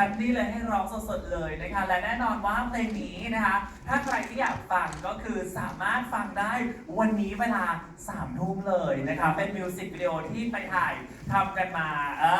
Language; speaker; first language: Thai; native; Thai